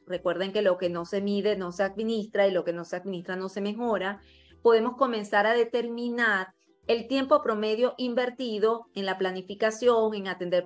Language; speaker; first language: Spanish; native; Spanish